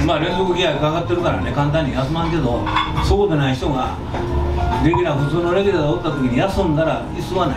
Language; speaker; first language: Japanese; native; Japanese